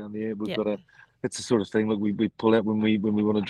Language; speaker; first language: English; native; English